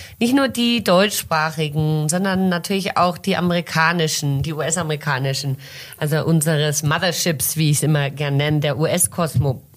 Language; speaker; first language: German; early bilingual, heritage; German